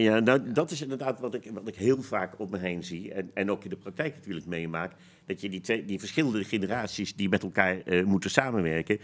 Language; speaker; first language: Dutch; native; Dutch